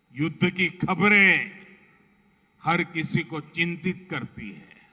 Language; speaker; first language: Hindi; non-native, local second language; Gujarati